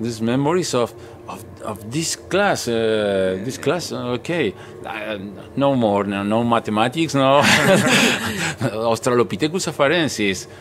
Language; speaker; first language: English; non-native, learner; Spanish